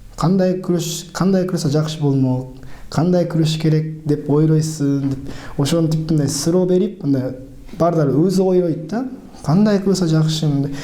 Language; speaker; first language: Kyrgyz; non-native, learner; Japanese